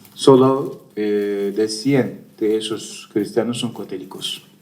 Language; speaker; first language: Spanish; non-native, fluent; Turkish